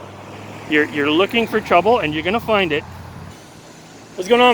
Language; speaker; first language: English; native; English